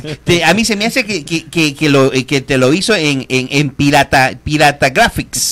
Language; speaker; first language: Spanish; native; Spanish